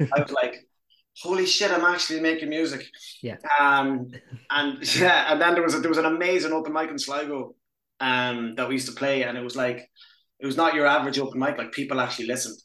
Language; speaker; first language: English; native; English